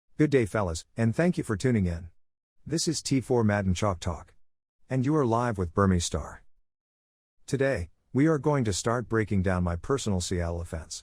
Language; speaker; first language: English; native; English